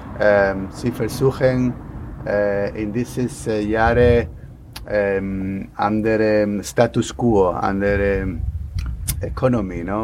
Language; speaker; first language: German; non-native, learner; Spanish